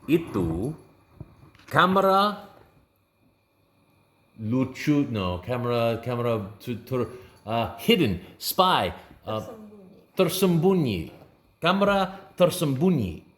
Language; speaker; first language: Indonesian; non-native, learner; English